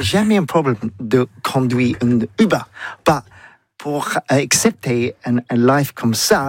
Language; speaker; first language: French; non-native, learner; English